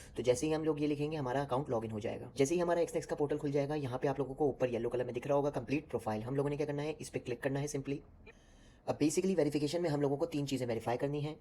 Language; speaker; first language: Urdu; native; Urdu